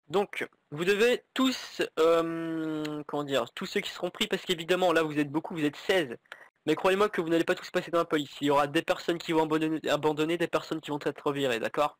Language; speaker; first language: French; native; French